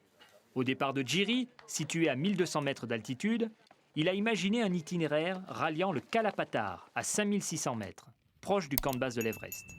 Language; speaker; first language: French; native; French